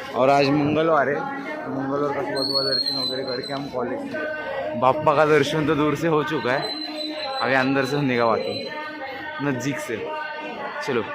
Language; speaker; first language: Hindi; non-native, local second language; Marathi